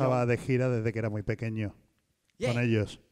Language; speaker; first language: Spanish; native; Spanish